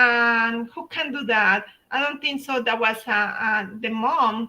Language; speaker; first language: English; non-native, fluent; Spanish